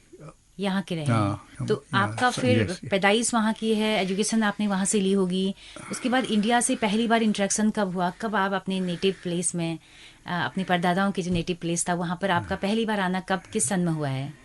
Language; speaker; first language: Hindi; native; Hindi